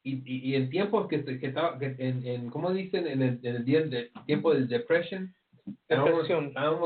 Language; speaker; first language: Spanish; early bilingual, heritage; Spanish